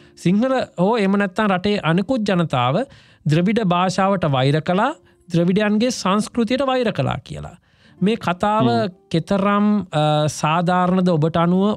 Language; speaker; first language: Sinhala; native; Sinhala